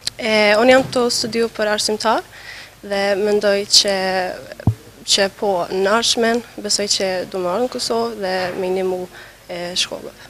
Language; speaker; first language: Albanian; early bilingual, heritage; Albanian